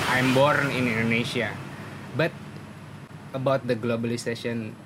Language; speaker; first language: English; non-native, learner; Indonesian